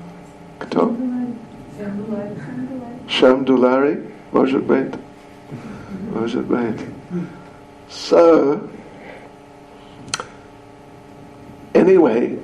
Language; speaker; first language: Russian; non-native, learner; English